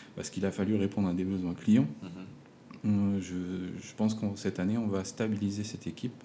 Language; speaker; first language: French; native; French